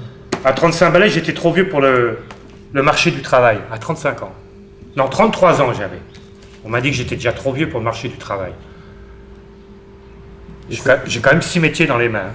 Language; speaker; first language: French; native; French